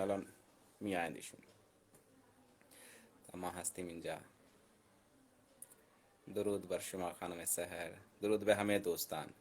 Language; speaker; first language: Persian; non-native, fluent; Hindi